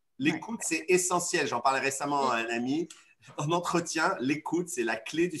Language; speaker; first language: French; native; French